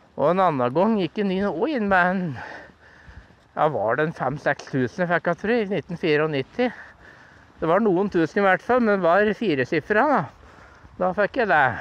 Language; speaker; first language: Norwegian; native; Norwegian